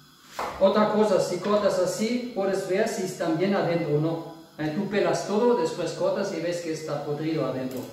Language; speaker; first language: Spanish; non-native, fluent; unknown